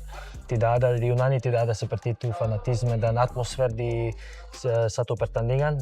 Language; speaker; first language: Indonesian; non-native, fluent; Serbian